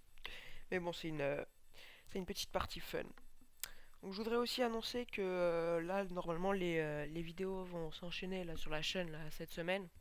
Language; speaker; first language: French; native; French